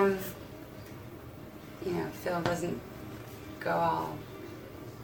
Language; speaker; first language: English; native; English